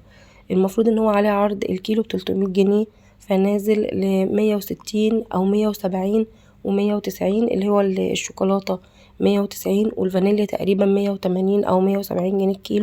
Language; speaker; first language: Arabic; native; Arabic